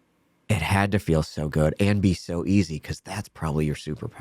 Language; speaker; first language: English; native; English